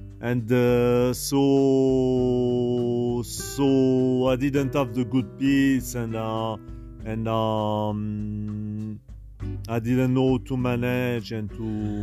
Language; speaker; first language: English; non-native, learner; French